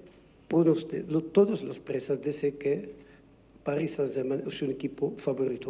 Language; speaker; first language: Spanish; non-native, learner; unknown